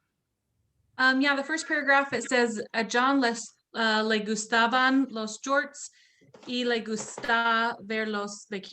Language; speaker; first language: Spanish; non-native, learner; English